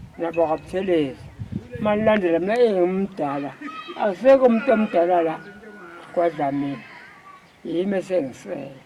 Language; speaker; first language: Zulu; native; Zulu